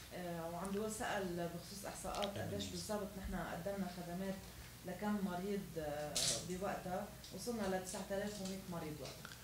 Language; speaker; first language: Arabic; native; Arabic